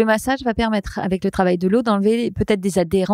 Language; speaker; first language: French; native; French